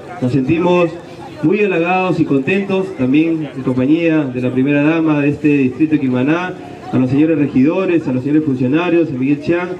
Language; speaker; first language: Spanish; native; Spanish